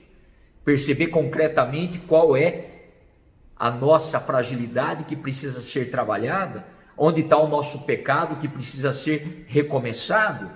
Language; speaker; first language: Portuguese; native; Portuguese